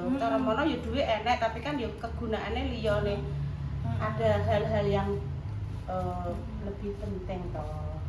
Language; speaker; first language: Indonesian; non-native, local second language; Javanese